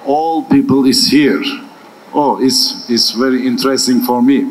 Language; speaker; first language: English; non-native, learner; Turkish